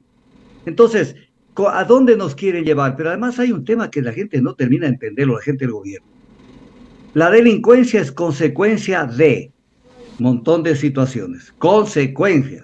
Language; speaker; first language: Spanish; native; Spanish